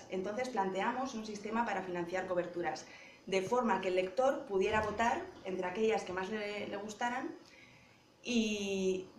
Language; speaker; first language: Spanish; native; Spanish